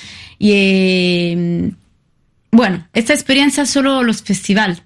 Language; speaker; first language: Spanish; non-native, fluent; Italian